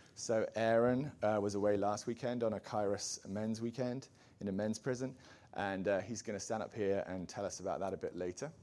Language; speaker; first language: English; native; English